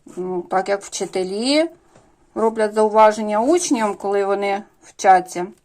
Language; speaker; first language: Ukrainian; native; Ukrainian